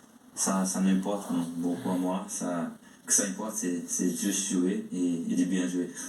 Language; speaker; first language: French; non-native, learner; Portuguese